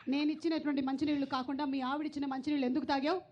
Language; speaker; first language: Telugu; native; Telugu